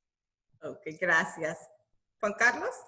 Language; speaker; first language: Spanish; early bilingual, heritage; Spanish